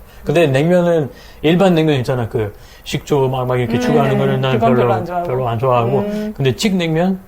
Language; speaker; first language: Korean; non-native, fluent; French